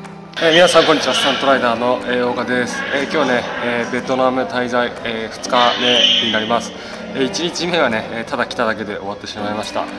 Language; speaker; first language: Japanese; native; Japanese